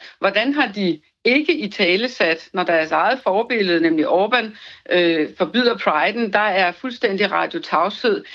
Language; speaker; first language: Danish; native; Danish